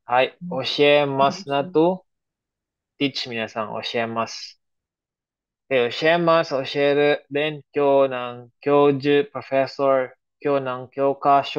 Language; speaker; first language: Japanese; non-native, fluent; Filipino